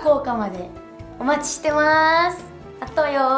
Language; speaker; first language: Japanese; native; Japanese